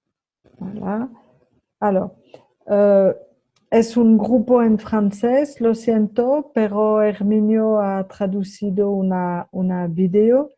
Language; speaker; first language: Spanish; non-native, fluent; French